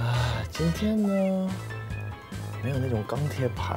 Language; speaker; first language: Chinese; non-native, fluent; Korean